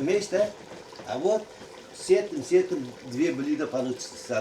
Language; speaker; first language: Russian; non-native, fluent; Uzbek